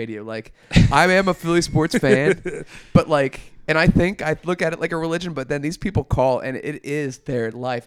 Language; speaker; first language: English; native; English